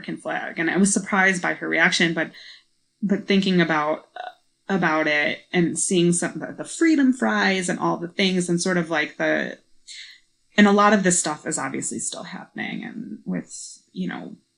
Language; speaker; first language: English; native; English